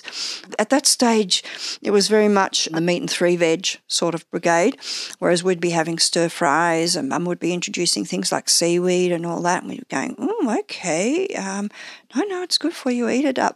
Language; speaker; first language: English; native; English